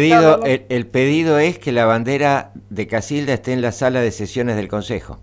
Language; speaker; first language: Spanish; native; Spanish